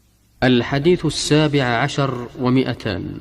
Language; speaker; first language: Arabic; native; Arabic